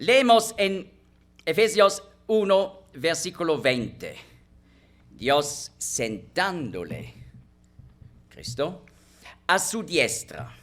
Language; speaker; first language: Spanish; non-native, fluent; German